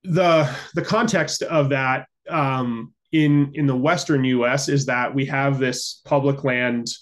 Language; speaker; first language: English; native; English